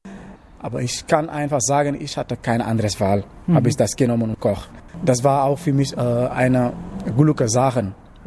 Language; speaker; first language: German; non-native, learner; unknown